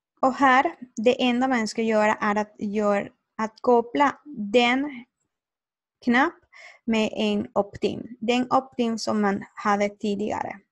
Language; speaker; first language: Swedish; non-native, learner; Spanish